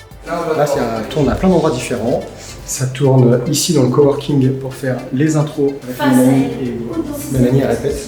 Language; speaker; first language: French; native; French